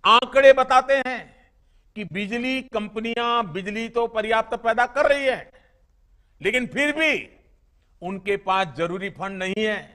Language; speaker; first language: Hindi; non-native, local second language; Gujarati